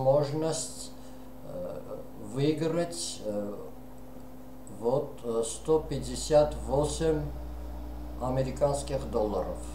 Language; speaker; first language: Russian; non-native, fluent; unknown